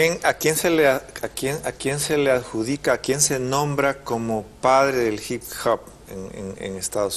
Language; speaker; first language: Spanish; native; Spanish